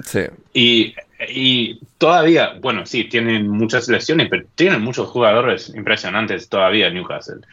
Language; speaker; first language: Spanish; non-native, fluent; English